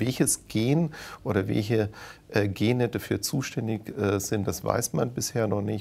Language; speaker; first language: German; native; German